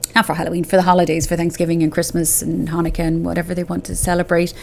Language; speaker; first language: English; native; English